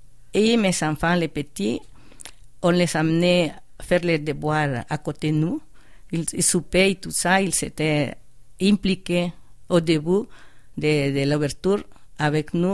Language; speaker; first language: French; non-native, fluent; Spanish